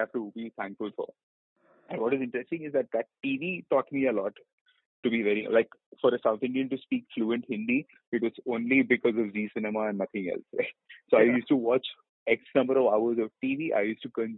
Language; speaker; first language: English; non-native, local second language; Malayalam